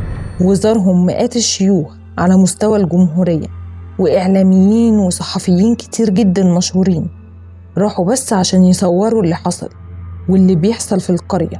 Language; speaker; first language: Arabic; native; Arabic